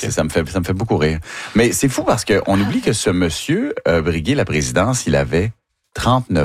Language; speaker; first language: French; native; French